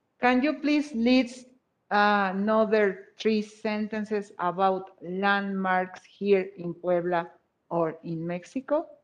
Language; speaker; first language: English; non-native, fluent; Spanish